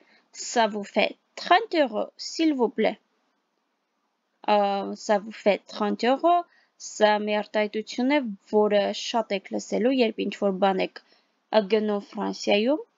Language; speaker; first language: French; non-native, fluent; Armenian